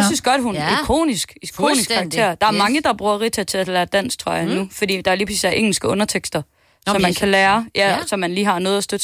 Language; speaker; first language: Danish; native; Danish